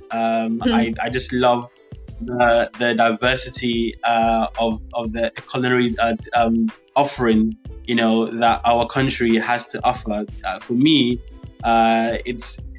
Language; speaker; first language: English; early bilingual, other home language; Yoruba